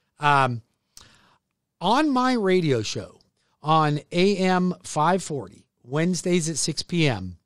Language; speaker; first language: English; native; English